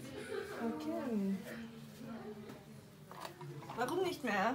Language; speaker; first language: German; native; German